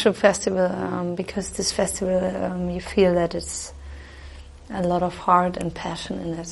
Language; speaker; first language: English; non-native, fluent; German